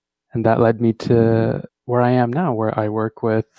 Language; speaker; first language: English; early bilingual, other home language; Tamil